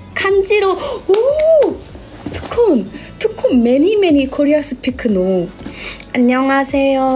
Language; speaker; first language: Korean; non-native, learner; Thai